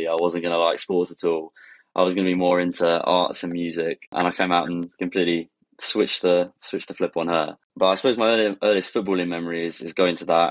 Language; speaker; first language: English; native; English